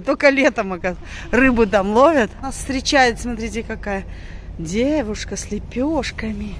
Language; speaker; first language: Russian; native; Russian